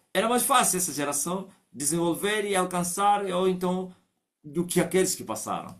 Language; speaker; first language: Portuguese; non-native, local second language; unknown